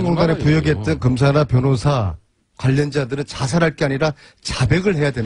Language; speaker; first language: Korean; native; Korean